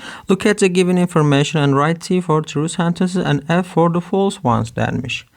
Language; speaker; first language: English; non-native, fluent; Turkish